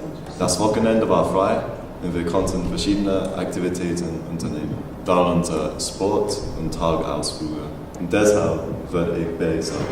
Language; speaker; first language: German; non-native, learner; English